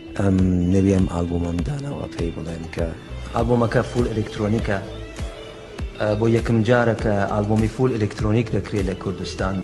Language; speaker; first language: Central Kurdish; non-native, fluent; Persian